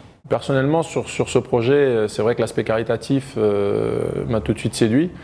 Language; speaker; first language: French; native; French